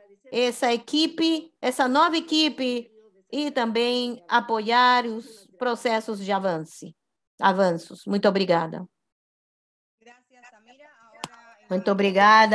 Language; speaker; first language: Spanish; non-native, fluent; Portuguese